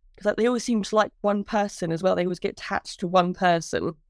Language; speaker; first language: English; native; English